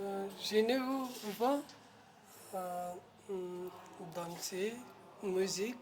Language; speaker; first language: French; non-native, learner; Pashto